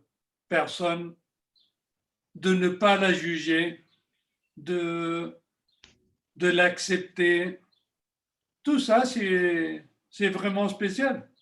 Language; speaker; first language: French; non-native, fluent; Spanish